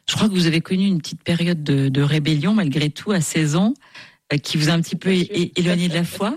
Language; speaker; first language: French; native; French